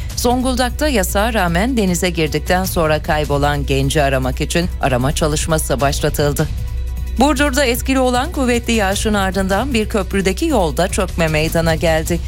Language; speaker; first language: Turkish; native; Turkish